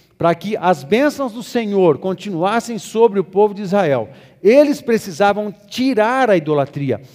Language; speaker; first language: Portuguese; native; Portuguese